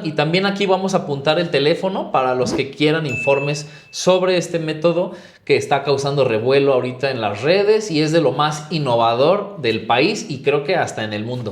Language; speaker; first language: Spanish; native; Spanish